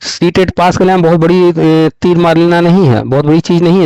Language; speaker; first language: Hindi; native; Hindi